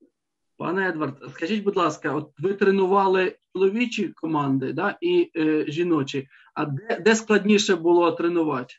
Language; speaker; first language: Ukrainian; native; Ukrainian